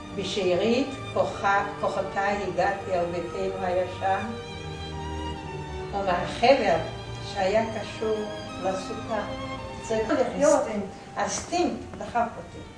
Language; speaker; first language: Hebrew; non-native, fluent; Yiddish